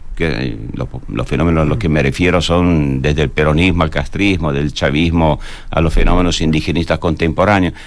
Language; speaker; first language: Spanish; non-native, fluent; Italian